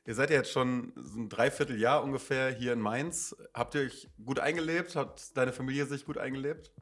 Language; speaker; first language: German; native; German